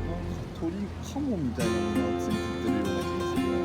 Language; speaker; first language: Japanese; native; Japanese